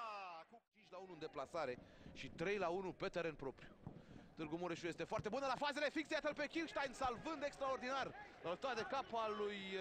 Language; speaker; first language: Romanian; native; Romanian